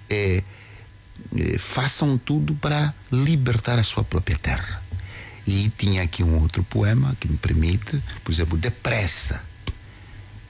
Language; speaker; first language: Portuguese; non-native, local second language; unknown